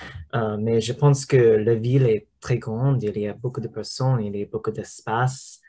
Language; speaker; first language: French; non-native, learner; English